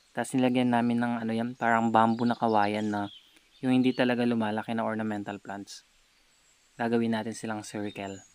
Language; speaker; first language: Filipino; native; Filipino